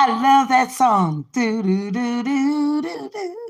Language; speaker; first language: English; native; English